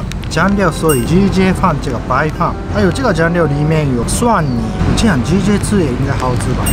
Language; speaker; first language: Chinese; non-native, fluent; Japanese